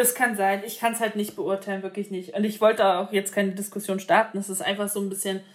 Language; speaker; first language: German; native; German